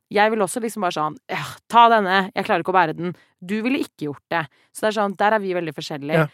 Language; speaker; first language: Norwegian; native; Norwegian